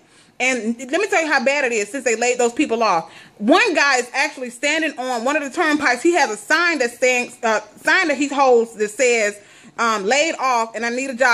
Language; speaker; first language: English; native; English